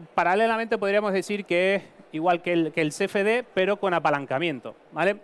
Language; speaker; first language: Spanish; native; Spanish